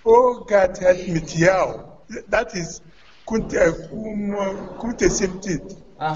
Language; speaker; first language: Romanian; non-native, learner; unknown